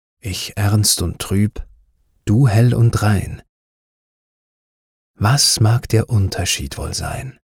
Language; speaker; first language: German; native; German